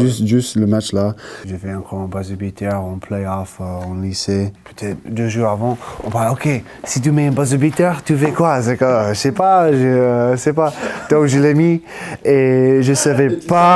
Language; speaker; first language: French; non-native, fluent; English